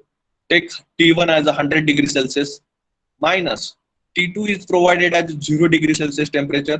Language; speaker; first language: English; non-native, local second language; Hindi